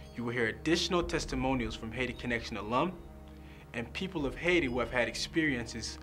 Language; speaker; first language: English; native; English